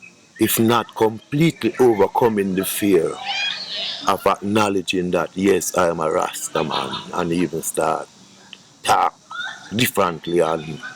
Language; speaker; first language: English; native; English